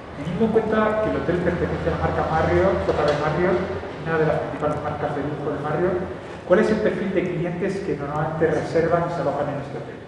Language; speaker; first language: Spanish; native; Spanish